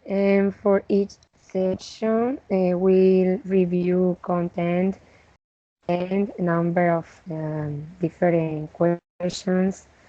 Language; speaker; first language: English; non-native, learner; Spanish